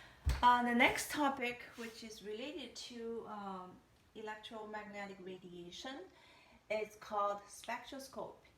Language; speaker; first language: English; non-native, fluent; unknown